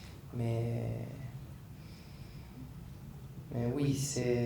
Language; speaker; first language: French; non-native, learner; Spanish